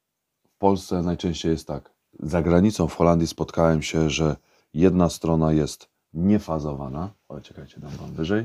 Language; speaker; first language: Polish; native; Polish